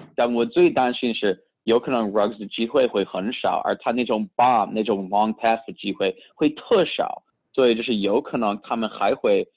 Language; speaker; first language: Chinese; early bilingual, heritage; Chinese